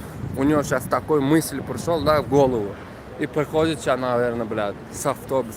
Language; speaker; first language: Russian; non-native, fluent; Turkmen